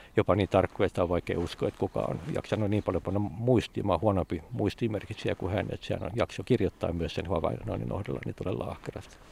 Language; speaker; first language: Finnish; native; Finnish